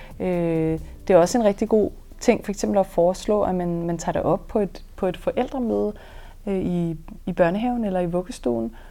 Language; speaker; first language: Danish; native; Danish